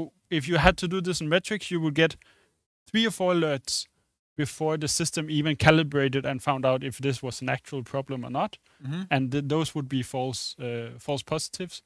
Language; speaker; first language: English; non-native, fluent; Danish